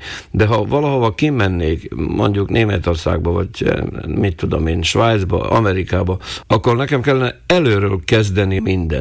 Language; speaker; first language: Hungarian; non-native, local second language; Slovak